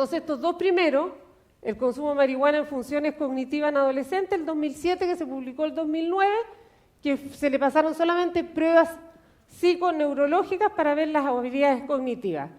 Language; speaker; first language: Spanish; native; Spanish